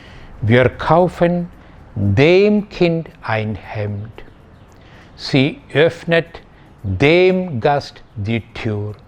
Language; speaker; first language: German; non-native, fluent; Malayalam